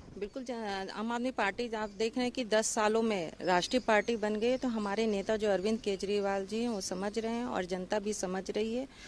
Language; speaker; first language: Hindi; native; Hindi